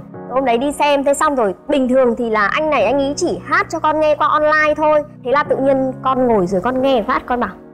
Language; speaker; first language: Vietnamese; native; Vietnamese